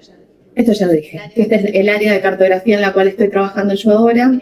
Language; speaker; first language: Spanish; native; Spanish